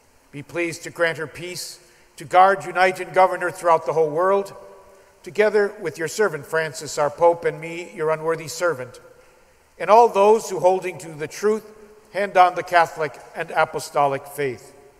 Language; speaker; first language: English; native; English